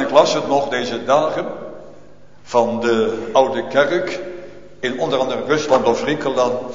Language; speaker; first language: Dutch; native; Dutch